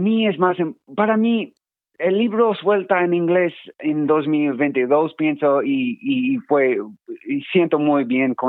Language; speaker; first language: Spanish; non-native, learner; English